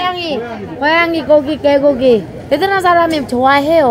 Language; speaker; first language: Korean; non-native, fluent; Vietnamese